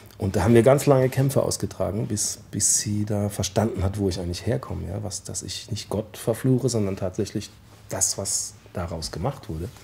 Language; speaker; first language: German; early bilingual, other home language; English